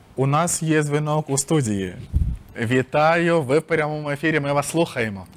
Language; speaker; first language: Ukrainian; native; Ukrainian